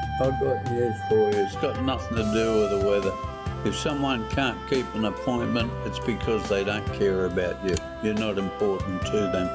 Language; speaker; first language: English; native; English